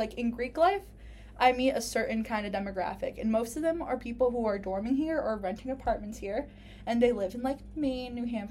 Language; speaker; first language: English; early bilingual, other home language; Spanish